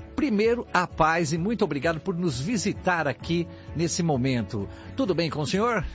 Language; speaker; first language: Portuguese; native; Portuguese